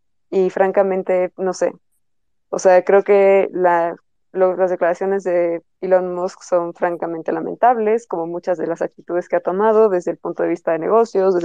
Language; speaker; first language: Spanish; native; Spanish